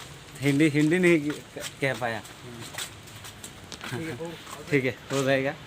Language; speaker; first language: Hindi; non-native, local second language; Assamese